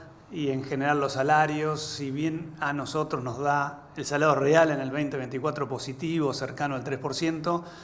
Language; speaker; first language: Spanish; native; Spanish